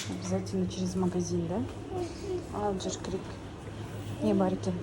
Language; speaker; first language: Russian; non-native, local second language; Kazakh